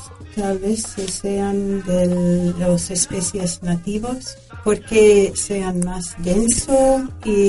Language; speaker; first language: Spanish; non-native, fluent; English